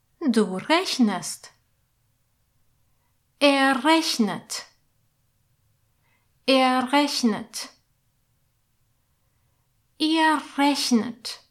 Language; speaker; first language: German; non-native, fluent; Polish